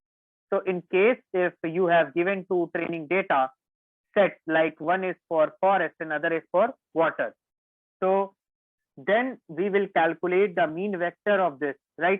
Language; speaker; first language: English; non-native, local second language; Hindi